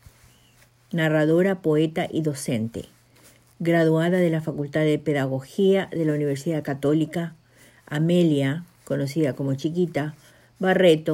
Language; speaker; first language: Spanish; native; Spanish